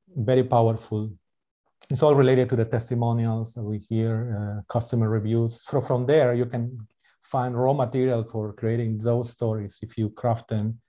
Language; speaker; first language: English; non-native, fluent; Spanish